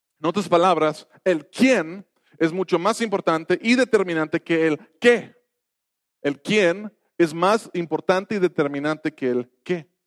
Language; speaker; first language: Spanish; non-native, fluent; English